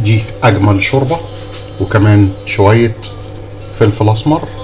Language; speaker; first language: Arabic; native; Arabic